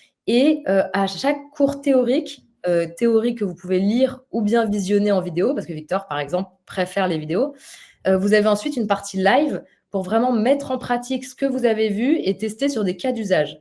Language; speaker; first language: French; native; French